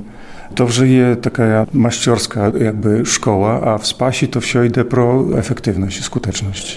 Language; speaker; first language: Polish; non-native, local second language; Ukrainian